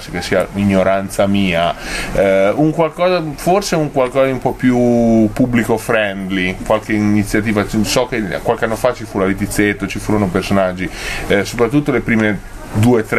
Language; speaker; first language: Italian; native; Italian